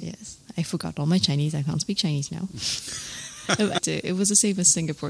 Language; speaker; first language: English; native; English